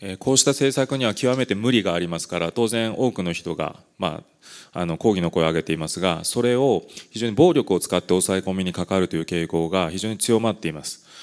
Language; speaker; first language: Japanese; native; Japanese